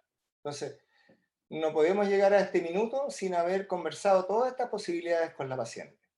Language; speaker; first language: Spanish; native; Spanish